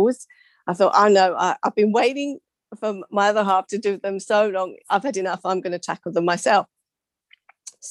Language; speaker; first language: English; native; English